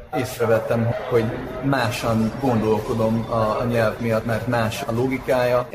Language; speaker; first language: Hungarian; non-native, fluent; English